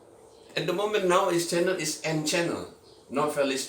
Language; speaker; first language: English; non-native, learner; Indonesian